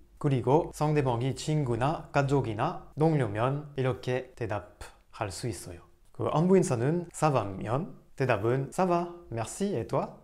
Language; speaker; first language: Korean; non-native, fluent; French